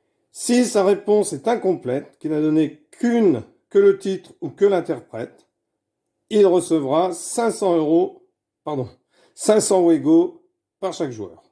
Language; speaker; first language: French; native; French